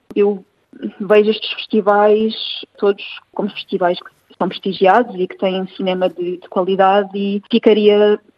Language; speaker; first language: Portuguese; native; Portuguese